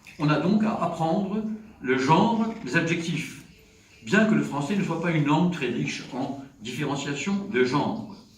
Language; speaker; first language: French; native; French